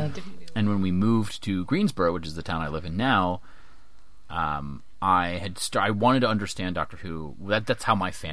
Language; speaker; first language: English; native; English